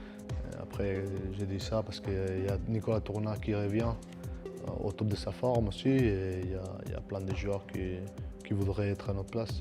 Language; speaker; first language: French; non-native, fluent; Spanish